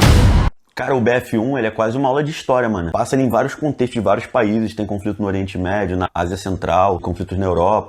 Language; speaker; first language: Portuguese; native; Portuguese